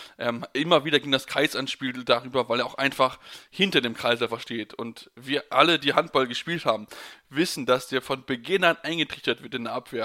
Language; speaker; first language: German; native; German